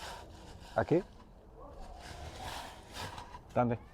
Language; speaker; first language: Spanish; non-native, learner; English